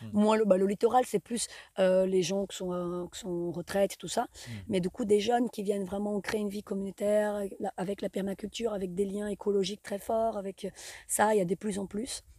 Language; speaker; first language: French; non-native, fluent; Portuguese